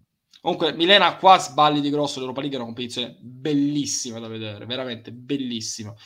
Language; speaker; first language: Italian; native; Italian